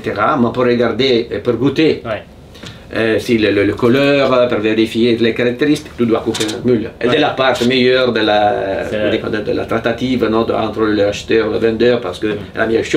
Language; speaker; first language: French; non-native, fluent; Italian